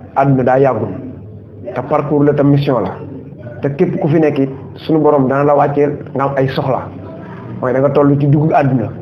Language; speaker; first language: Wolof; native; Wolof